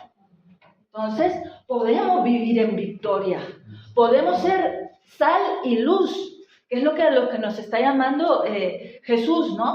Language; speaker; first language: Spanish; native; Spanish